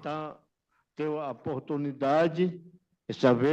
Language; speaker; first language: Portuguese; non-native, local second language; Yanomámi